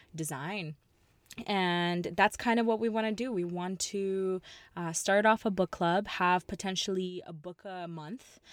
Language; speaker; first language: English; early bilingual, other home language; Russian